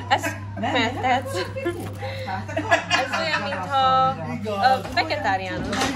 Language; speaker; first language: Hungarian; early bilingual, heritage; English